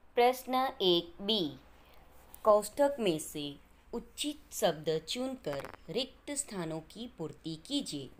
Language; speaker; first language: Hindi; non-native, local second language; Gujarati